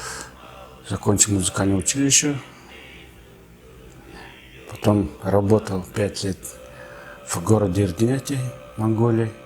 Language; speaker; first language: Russian; non-native, fluent; Mongolian